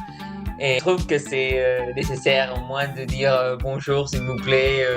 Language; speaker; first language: French; non-native, fluent; Spanish